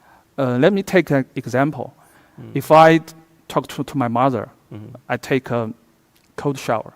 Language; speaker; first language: English; non-native, fluent; Chinese